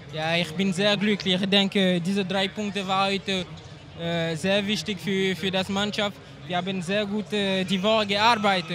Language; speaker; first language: German; non-native, learner; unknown